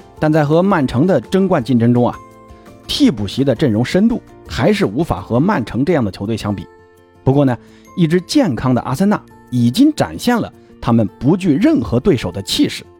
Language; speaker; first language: Chinese; native; Chinese